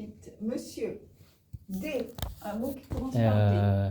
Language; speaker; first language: French; native; French